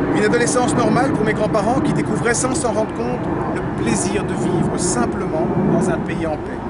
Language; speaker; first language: French; native; French